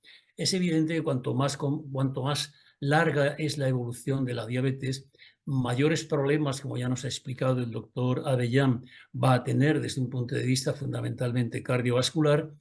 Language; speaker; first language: Spanish; native; Spanish